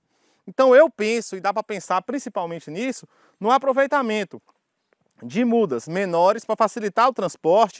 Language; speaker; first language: Portuguese; native; Portuguese